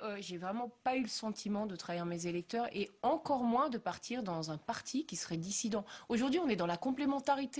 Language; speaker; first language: French; native; French